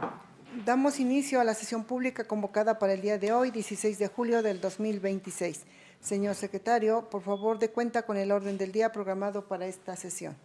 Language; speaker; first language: Spanish; native; Spanish